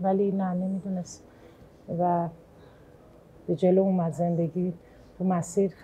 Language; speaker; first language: Persian; native; Persian